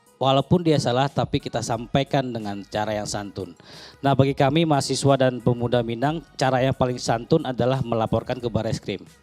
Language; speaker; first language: Indonesian; native; Indonesian